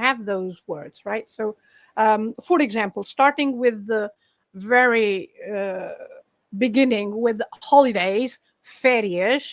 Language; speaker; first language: English; non-native, fluent; Portuguese